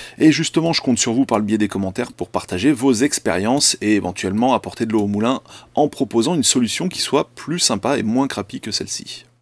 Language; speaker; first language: French; native; French